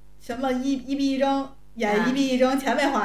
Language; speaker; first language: Chinese; native; Chinese